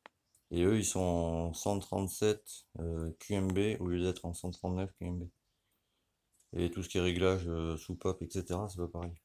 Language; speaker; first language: French; native; French